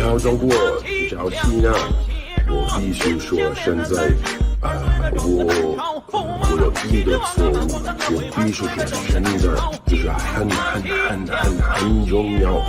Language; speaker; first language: Chinese; non-native, learner; English